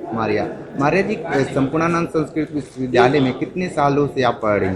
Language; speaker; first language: Hindi; native; Hindi